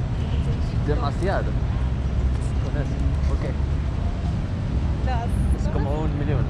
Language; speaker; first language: Spanish; non-native, learner; Swedish